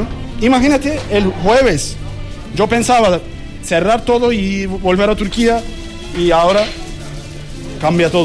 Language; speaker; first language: Spanish; non-native, learner; Turkish